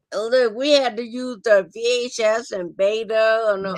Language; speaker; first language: English; native; English